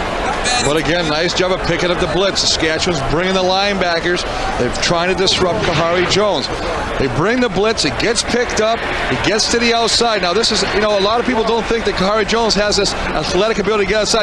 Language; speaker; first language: English; native; English